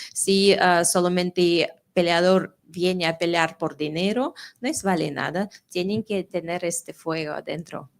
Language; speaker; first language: Spanish; non-native, fluent; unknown